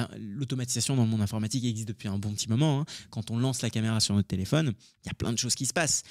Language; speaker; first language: French; early bilingual, other home language; Hindi